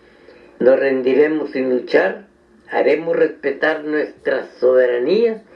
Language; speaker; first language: Spanish; native; Spanish